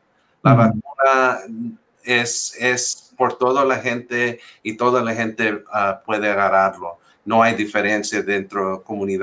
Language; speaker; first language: Spanish; early bilingual, heritage; English